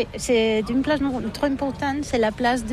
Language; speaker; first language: French; non-native, learner; Catalan